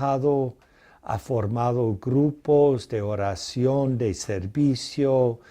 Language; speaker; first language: Spanish; non-native, fluent; English